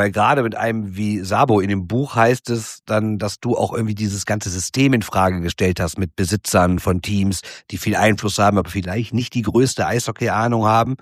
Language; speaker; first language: German; native; German